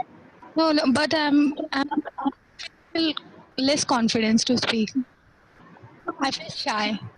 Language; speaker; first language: English; non-native, learner; Hindi